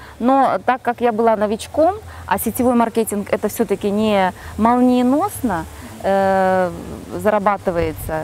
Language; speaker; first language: Russian; non-native, local second language; Kazakh